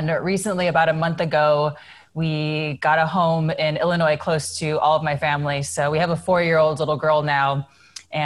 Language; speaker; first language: English; native; English